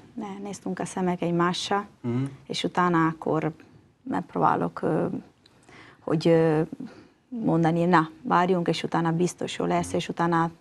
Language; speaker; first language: Hungarian; non-native, learner; Italian